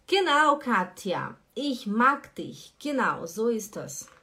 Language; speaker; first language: German; non-native, fluent; Portuguese